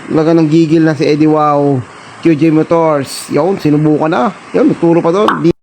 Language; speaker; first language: Filipino; native; Filipino